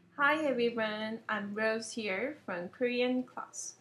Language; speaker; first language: English; non-native, fluent; Korean